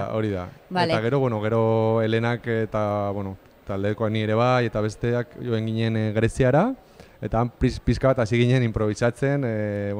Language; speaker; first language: Basque; non-native, local second language; Spanish